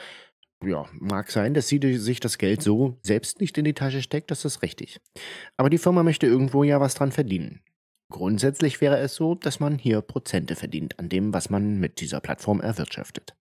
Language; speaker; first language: German; native; German